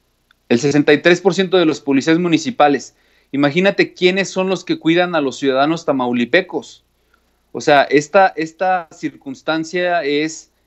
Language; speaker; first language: Spanish; native; Spanish